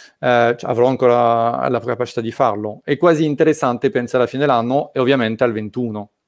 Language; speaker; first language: Italian; non-native, fluent; French